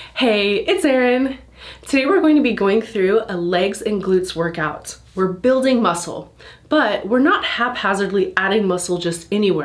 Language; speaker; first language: English; native; English